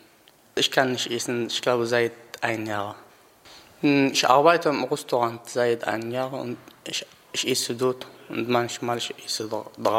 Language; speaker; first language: German; non-native, learner; Arabic